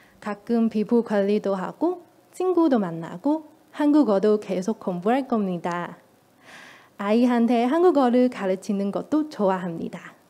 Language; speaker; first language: Korean; non-native, fluent; Cantonese